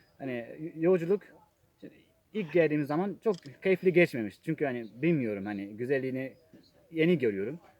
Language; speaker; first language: Turkish; non-native, fluent; Japanese